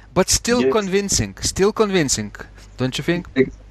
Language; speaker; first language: English; non-native, fluent; Lithuanian